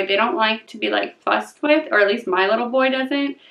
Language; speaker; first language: English; native; English